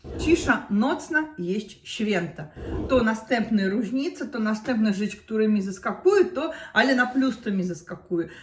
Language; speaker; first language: Polish; non-native, learner; Russian